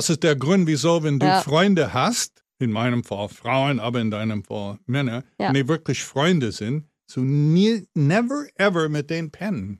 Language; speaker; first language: German; non-native, fluent; English